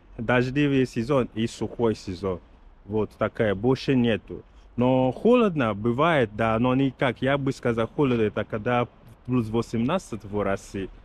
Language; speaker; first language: Russian; non-native, learner; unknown